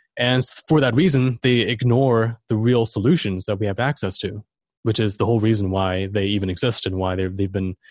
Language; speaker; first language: English; non-native, fluent; German